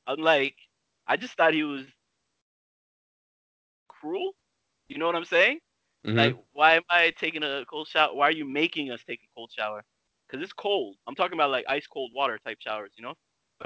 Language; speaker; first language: English; native; English